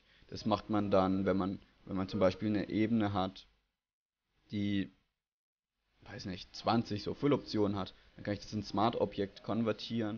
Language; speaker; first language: German; native; German